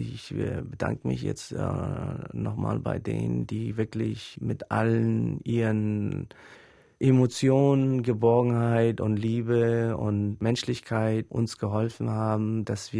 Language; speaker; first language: German; early bilingual, other home language; Pashto